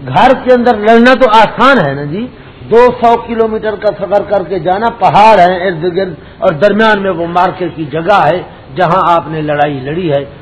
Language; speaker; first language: Urdu; non-native, local second language; Punjabi